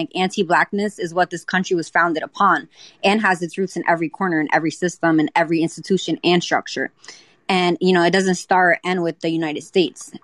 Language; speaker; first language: English; native; English